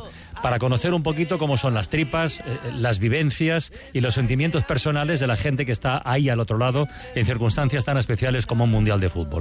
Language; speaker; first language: Spanish; native; Spanish